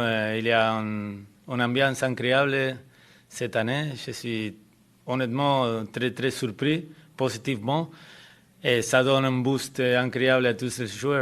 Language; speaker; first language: French; non-native, fluent; Spanish